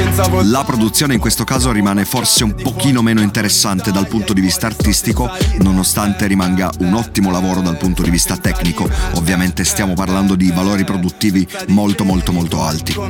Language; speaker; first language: Italian; native; Italian